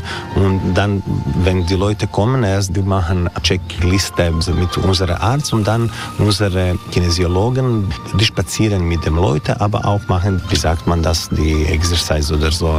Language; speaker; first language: German; non-native, learner; Croatian